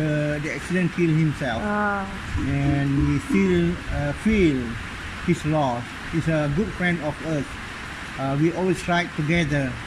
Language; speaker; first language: English; non-native, local second language; Malay